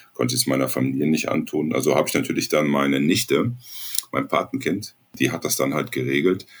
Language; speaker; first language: German; native; German